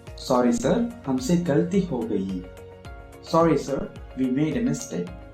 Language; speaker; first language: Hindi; non-native, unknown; Tamil